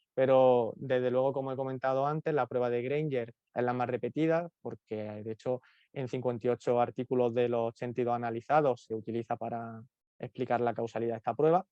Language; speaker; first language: Spanish; native; Spanish